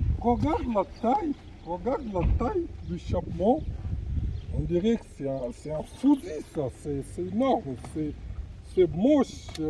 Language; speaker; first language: French; non-native, fluent; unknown